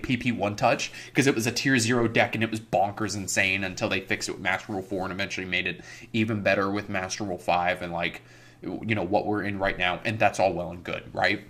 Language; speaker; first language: English; native; English